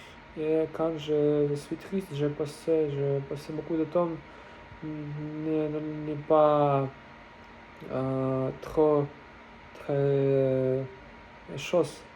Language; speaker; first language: French; non-native, learner; Russian